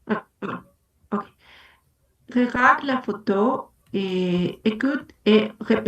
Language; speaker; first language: French; non-native, learner; Spanish